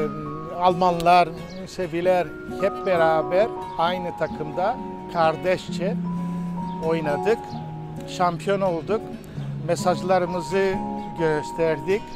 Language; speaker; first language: Turkish; non-native, local second language; Greek